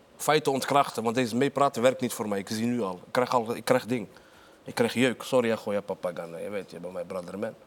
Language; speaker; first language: Dutch; early bilingual, other home language; Arabic